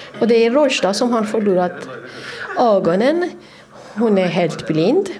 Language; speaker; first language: Swedish; non-native, fluent; Persian